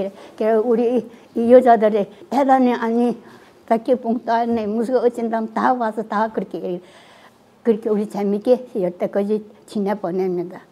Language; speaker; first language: Korean; early bilingual, heritage; Korean